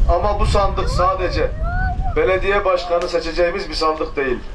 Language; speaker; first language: Turkish; native; Turkish